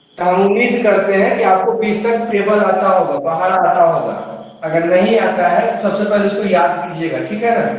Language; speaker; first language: Hindi; native; Hindi